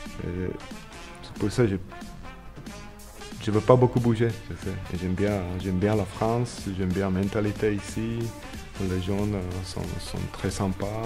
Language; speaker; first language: French; non-native, learner; Slovak